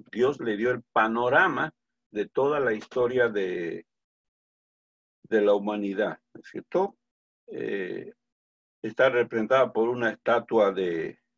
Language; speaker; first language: Spanish; native; Spanish